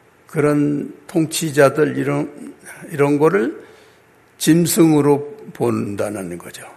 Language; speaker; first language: Korean; native; Korean